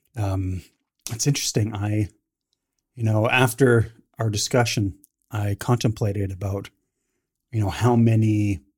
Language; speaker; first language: English; native; English